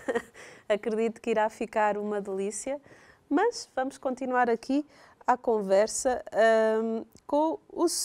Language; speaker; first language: Portuguese; native; Portuguese